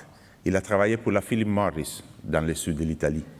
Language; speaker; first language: French; non-native, fluent; Italian